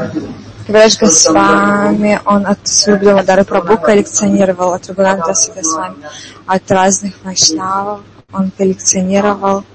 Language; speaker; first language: Russian; non-native, fluent; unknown